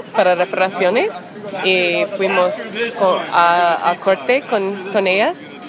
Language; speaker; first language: Spanish; non-native, learner; English